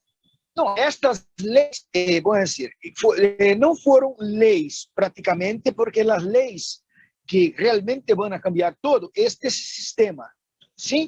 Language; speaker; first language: Spanish; non-native, fluent; Portuguese